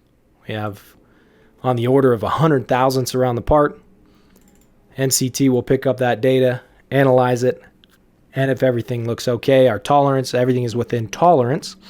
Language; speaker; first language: English; native; English